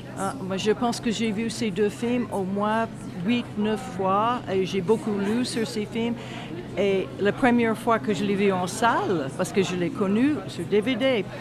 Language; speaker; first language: French; non-native, fluent; English